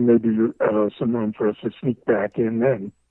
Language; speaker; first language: English; native; English